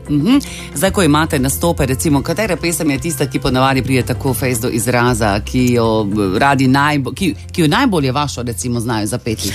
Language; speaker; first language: Slovenian; native; Slovenian